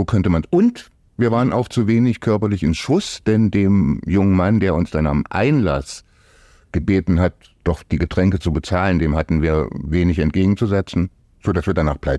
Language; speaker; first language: German; native; German